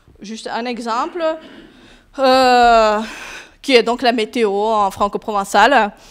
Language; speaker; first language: French; non-native, fluent; Russian